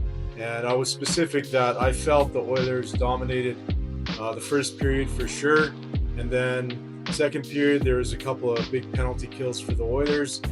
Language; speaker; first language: English; native; English